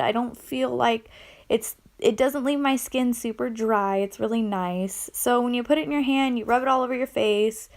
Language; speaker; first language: English; native; English